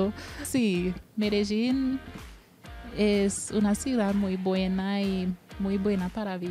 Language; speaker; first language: Spanish; non-native, fluent; English